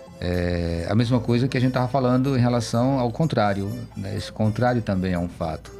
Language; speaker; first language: Portuguese; native; Portuguese